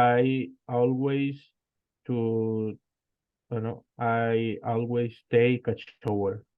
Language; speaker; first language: English; non-native, learner; Spanish